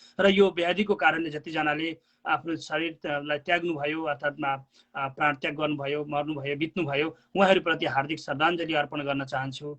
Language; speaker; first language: Nepali; native; Nepali